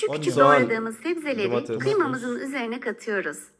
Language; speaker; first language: Turkish; native; Turkish